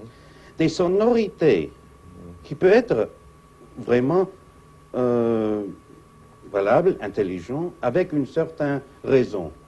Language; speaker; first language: French; non-native, fluent; English